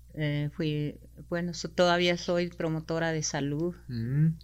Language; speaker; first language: Spanish; non-native, local second language; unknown